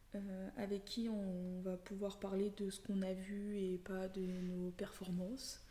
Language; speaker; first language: French; native; French